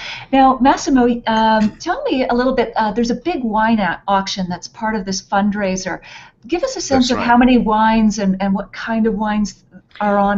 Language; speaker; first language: English; native; English